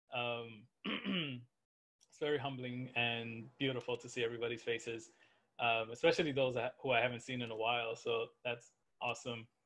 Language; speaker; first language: English; native; English